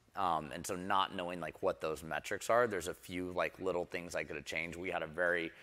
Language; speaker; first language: English; native; English